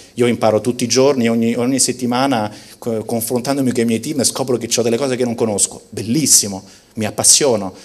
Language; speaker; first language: Italian; early bilingual, heritage; Italian